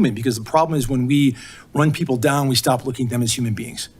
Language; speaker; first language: English; native; English